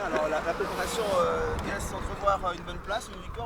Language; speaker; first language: French; native; French